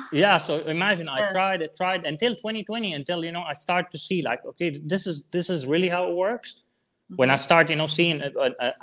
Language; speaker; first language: English; non-native, fluent; Arabic